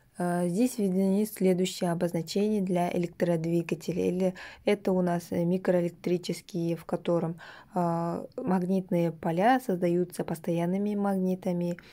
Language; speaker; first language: Russian; non-native, local second language; Kazakh